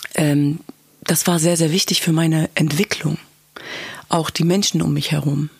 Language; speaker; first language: German; early bilingual, other home language; Kurdish